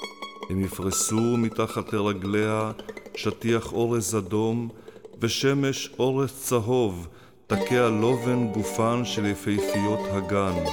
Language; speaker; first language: Hebrew; native; Hebrew